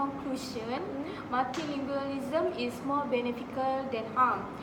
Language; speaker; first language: English; non-native, local second language; Malay